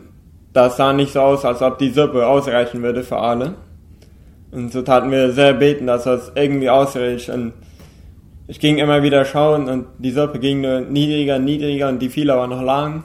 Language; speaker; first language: German; non-native, local second language; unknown